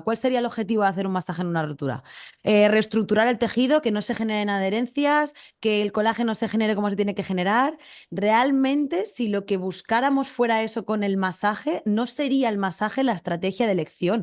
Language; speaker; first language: Spanish; native; Spanish